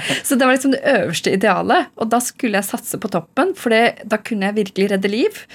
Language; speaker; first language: Norwegian; non-native, local second language; Urdu